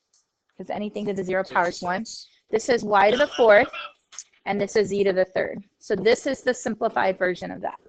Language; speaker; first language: English; native; English